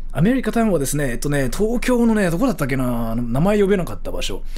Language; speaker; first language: Japanese; early bilingual, heritage; Japanese